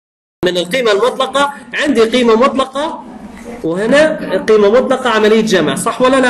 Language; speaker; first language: Arabic; native; Arabic